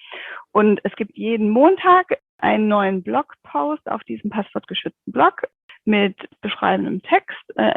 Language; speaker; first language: German; native; German